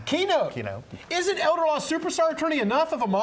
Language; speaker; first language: English; native; English